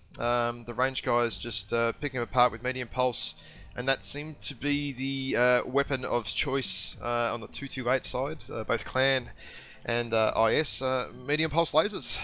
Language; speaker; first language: English; native; English